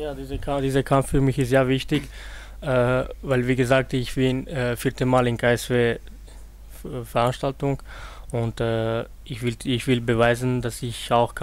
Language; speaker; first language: German; non-native, fluent; Armenian